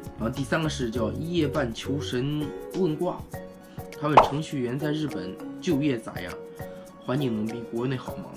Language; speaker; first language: Chinese; native; Chinese